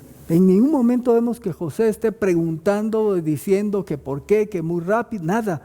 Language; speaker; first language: Spanish; native; Spanish